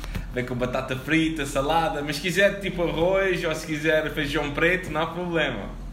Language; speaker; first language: Portuguese; early bilingual, heritage; Portuguese